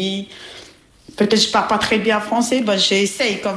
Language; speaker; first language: French; non-native, learner; Albanian